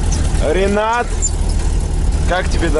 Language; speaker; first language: Russian; native; Russian